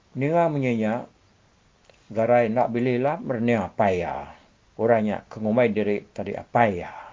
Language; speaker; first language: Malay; native; Malay